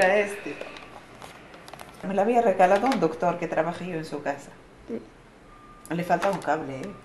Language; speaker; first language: Spanish; non-native, fluent; Arabic